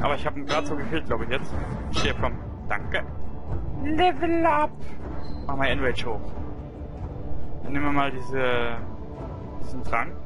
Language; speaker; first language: German; native; German